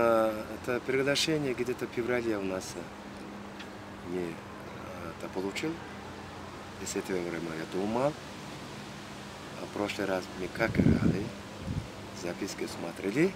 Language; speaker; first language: Russian; non-native, learner; Mongolian